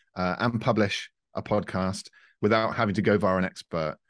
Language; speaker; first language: English; native; English